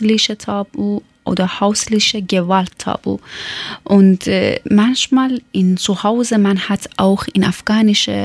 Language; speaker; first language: German; non-native, learner; Persian